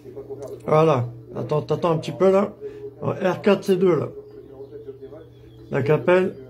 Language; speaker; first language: French; native; French